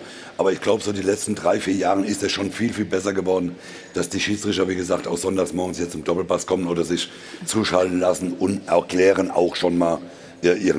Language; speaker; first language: German; native; German